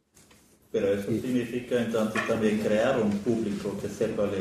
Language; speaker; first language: Spanish; non-native, fluent; German